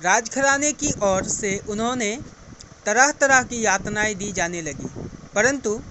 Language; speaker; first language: Hindi; non-native, local second language; Assamese